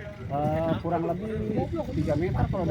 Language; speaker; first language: Indonesian; native; Indonesian